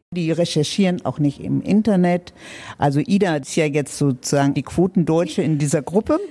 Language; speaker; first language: German; native; German